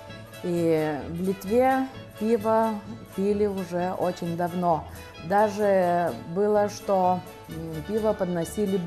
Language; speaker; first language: Russian; non-native, local second language; Lithuanian